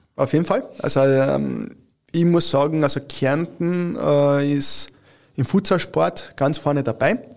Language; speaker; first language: German; early bilingual, other home language; Italian